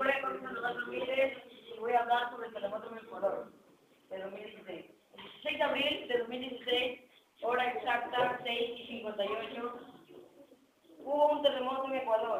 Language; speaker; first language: Spanish; native; Spanish